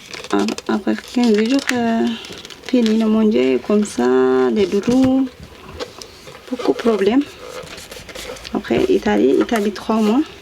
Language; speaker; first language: French; non-native, learner; Tigrinya